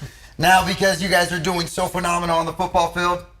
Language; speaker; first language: English; native; English